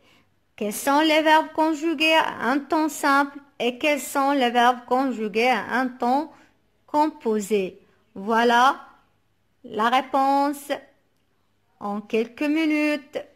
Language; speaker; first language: French; non-native, local second language; Arabic